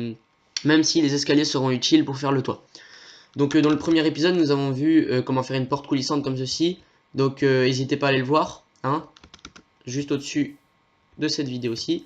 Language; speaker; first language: French; native; French